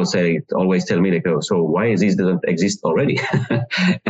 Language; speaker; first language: English; non-native, fluent; French